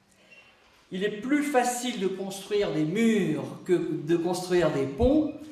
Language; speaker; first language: French; native; French